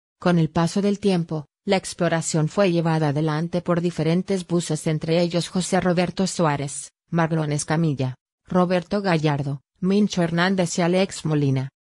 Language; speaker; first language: Spanish; native; Spanish